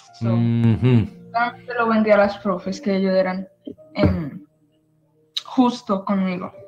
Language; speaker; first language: Spanish; early bilingual, heritage; Spanish